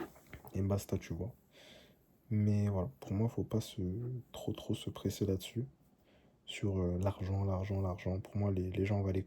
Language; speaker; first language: French; native; French